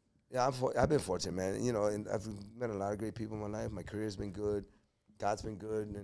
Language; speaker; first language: English; early bilingual, other home language; Spanish